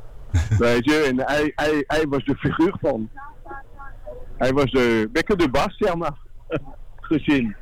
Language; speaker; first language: Dutch; non-native, fluent; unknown